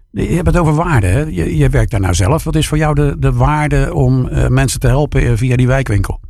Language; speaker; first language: Dutch; native; Dutch